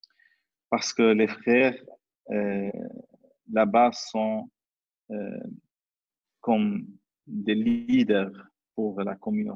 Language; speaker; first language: French; non-native, fluent; Arabic